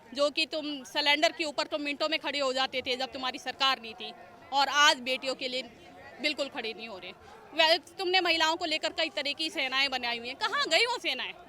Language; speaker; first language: Hindi; native; Hindi